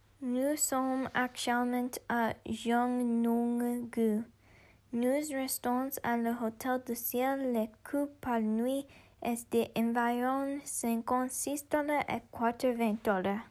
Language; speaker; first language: French; non-native, learner; English